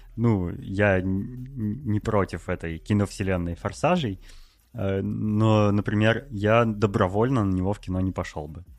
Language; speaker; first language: Russian; native; Russian